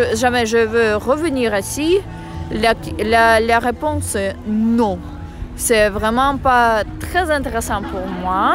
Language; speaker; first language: French; non-native, fluent; Russian